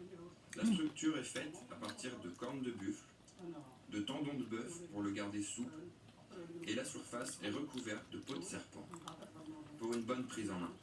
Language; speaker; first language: French; native; French